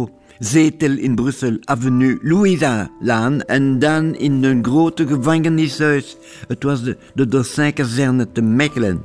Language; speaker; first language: Dutch; non-native, local second language; French